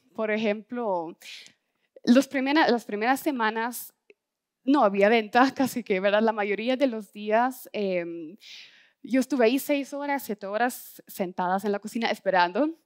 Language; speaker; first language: Spanish; non-native, fluent; German